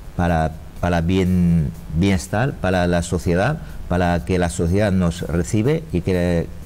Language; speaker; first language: Spanish; non-native, learner; Chinese